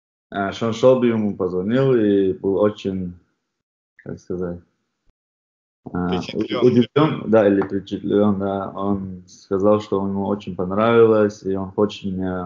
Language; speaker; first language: Russian; non-native, fluent; Chechen